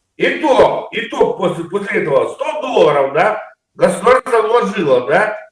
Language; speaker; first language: Russian; native; Russian